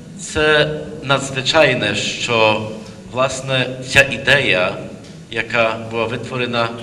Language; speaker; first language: Ukrainian; early bilingual, heritage; Ukrainian